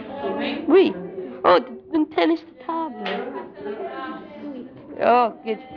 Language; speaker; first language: English; non-native, learner; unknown